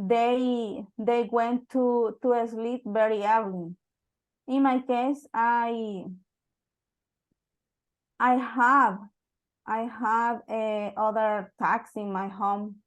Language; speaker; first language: English; non-native, learner; Spanish